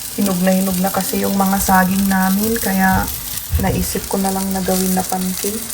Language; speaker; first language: Filipino; native; Filipino